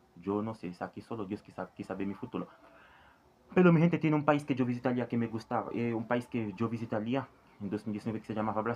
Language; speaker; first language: Spanish; non-native, learner; Haitian Creole